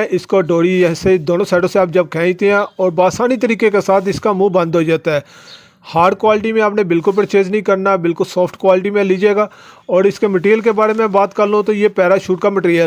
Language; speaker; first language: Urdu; non-native, local second language; Punjabi